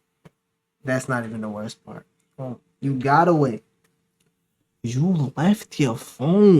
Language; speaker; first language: English; native; English